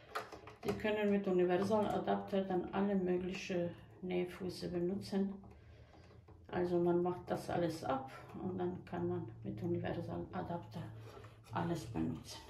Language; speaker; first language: German; non-native, fluent; Croatian